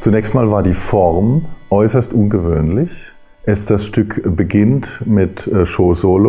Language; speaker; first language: German; native; German